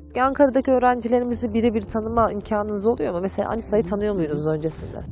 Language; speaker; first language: Turkish; native; Turkish